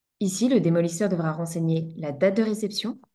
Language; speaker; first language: French; native; French